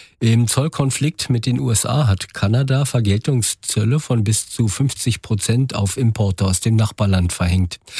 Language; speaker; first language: German; native; German